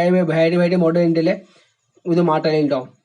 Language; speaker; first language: Malayalam; non-native, learner; Hindi